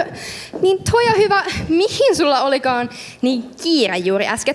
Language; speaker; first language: Finnish; native; Finnish